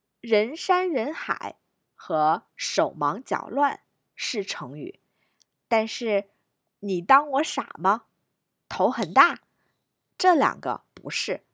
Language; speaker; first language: Chinese; non-native, fluent; English